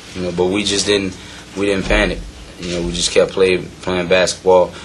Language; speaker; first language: English; native; English